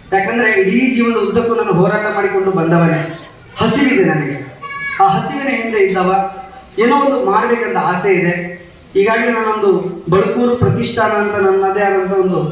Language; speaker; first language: Kannada; native; Kannada